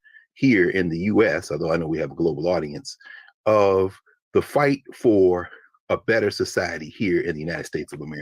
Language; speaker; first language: English; native; English